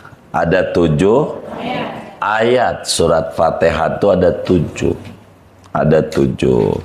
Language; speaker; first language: Indonesian; native; Indonesian